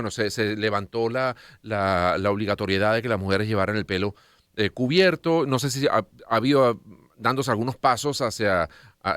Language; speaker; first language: Spanish; native; Spanish